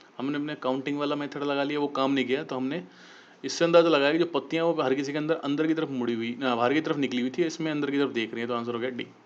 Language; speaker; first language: Hindi; native; Hindi